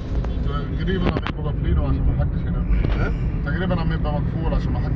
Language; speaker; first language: Arabic; native; Arabic